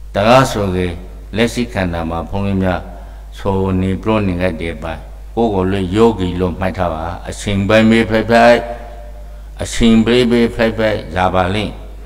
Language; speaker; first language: Burmese; native; Burmese